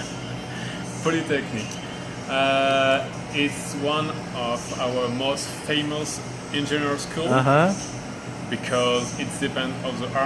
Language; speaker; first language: English; non-native, learner; French